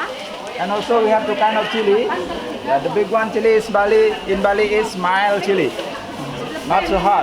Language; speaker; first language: English; non-native, learner; Indonesian